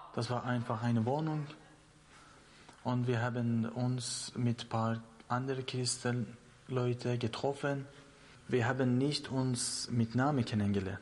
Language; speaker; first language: German; non-native, learner; Persian